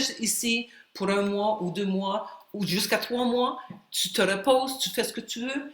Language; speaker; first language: French; non-native, fluent; Spanish